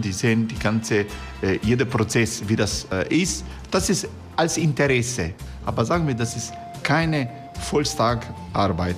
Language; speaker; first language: German; non-native, learner; Croatian